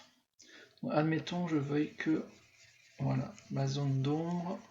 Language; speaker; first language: French; native; French